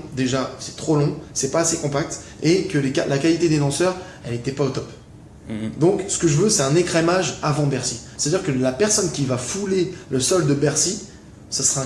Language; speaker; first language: French; native; French